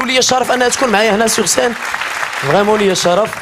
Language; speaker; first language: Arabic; native; Arabic